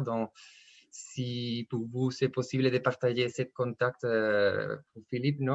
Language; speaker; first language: French; non-native, fluent; Spanish